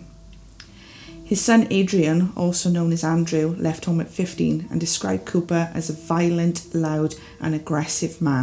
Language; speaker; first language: English; native; English